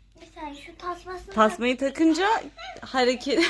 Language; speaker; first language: Turkish; native; Turkish